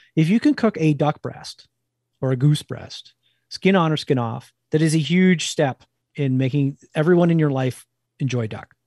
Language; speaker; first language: English; native; English